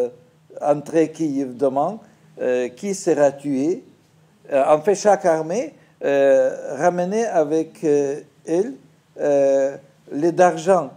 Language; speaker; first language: French; non-native, fluent; Russian